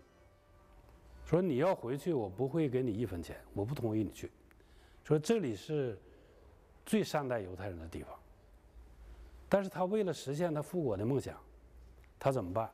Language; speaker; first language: Chinese; native; Chinese